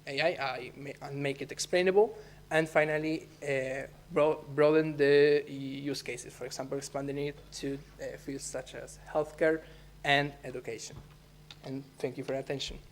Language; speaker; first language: English; non-native, fluent; Spanish